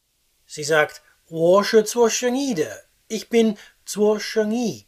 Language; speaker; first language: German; non-native, fluent; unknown